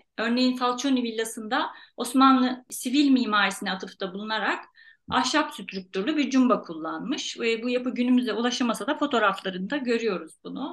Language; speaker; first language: Turkish; native; Turkish